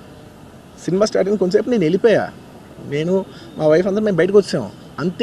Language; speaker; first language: Telugu; native; Telugu